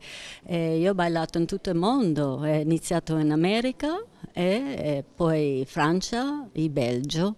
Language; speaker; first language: Italian; non-native, fluent; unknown